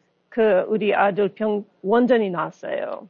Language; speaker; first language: Korean; non-native, learner; English